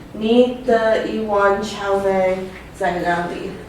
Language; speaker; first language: Chinese; non-native, learner; English